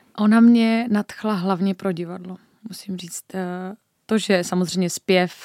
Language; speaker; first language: Czech; native; Czech